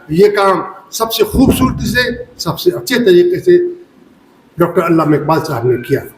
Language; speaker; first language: Urdu; native; Urdu